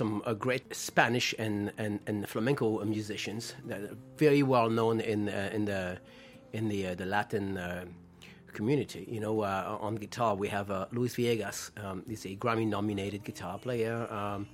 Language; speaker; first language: English; non-native, fluent; French